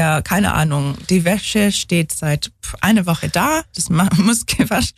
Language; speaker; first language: German; non-native, fluent; English